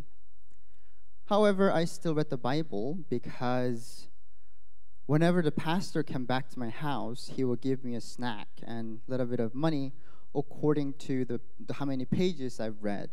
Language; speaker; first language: English; non-native, fluent; Korean